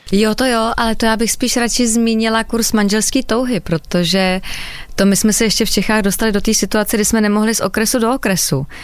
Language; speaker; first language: Czech; native; Czech